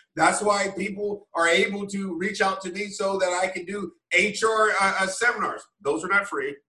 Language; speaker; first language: English; native; English